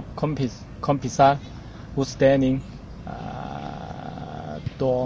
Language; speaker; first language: Swedish; non-native, learner; Chinese